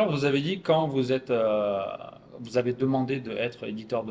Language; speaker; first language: French; native; French